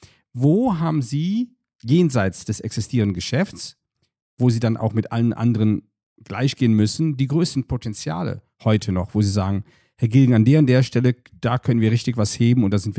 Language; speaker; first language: German; native; German